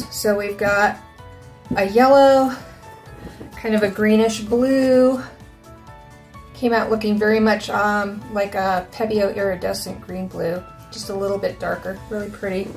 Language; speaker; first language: English; native; English